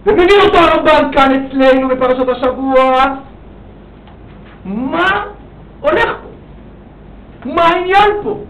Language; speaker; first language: Hebrew; native; Hebrew